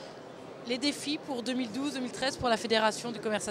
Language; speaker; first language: French; native; French